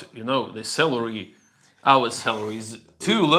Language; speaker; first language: English; non-native, learner; Russian